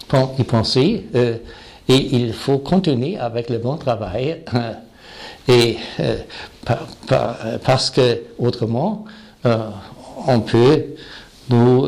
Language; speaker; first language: French; non-native, fluent; German